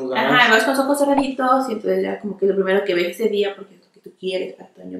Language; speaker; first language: Spanish; native; Spanish